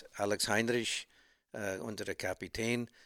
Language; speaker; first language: German; non-native, learner; English